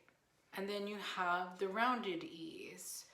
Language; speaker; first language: English; native; English